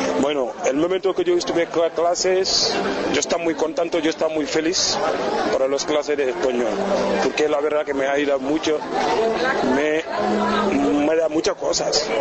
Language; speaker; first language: Spanish; non-native, learner; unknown